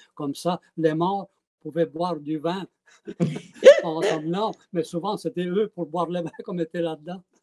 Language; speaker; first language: French; early bilingual, other home language; Italian